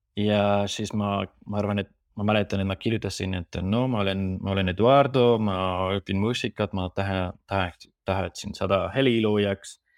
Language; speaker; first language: Estonian; non-native, fluent; Spanish